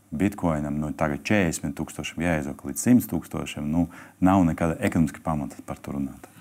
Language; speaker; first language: Latvian; non-native, local second language; Russian